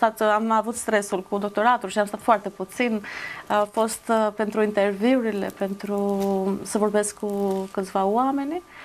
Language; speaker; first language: Romanian; non-native, fluent; Albanian